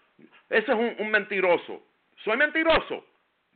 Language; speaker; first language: Spanish; native; Spanish